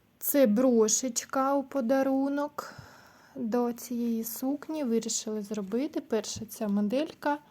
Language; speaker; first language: Ukrainian; non-native, local second language; Russian